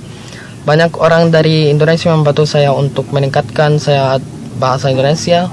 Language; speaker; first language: Indonesian; non-native, learner; Filipino